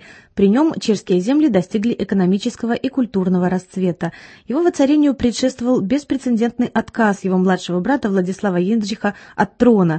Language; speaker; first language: Russian; native; Russian